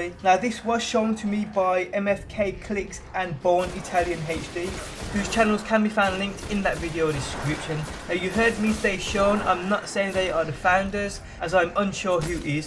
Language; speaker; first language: English; native; English